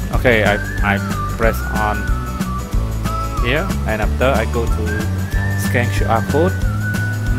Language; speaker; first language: English; non-native, learner; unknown